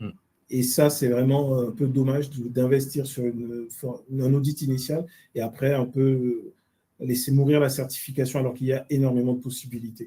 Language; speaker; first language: French; native; French